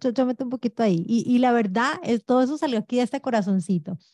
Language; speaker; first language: Spanish; native; Spanish